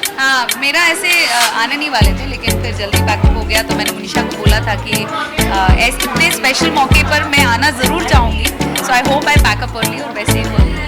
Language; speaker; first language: Hindi; native; Hindi